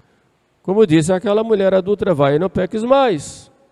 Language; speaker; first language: Portuguese; native; Portuguese